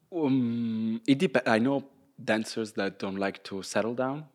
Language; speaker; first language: English; non-native, fluent; Italian